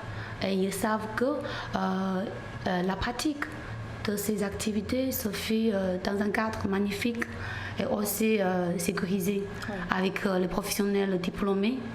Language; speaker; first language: French; non-native, learner; Chinese